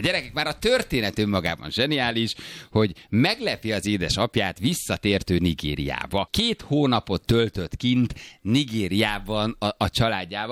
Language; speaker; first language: Hungarian; native; Hungarian